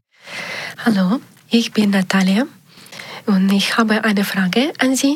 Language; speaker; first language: German; non-native, learner; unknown